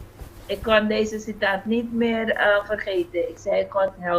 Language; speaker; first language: Dutch; non-native, fluent; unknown